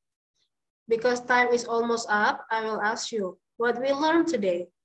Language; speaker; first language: English; non-native, learner; Indonesian